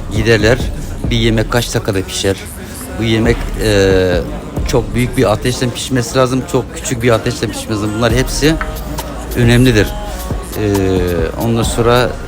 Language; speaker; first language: Turkish; native; Turkish